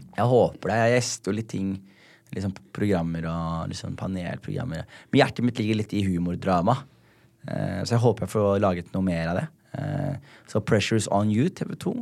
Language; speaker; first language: Norwegian; early bilingual, other home language; Somali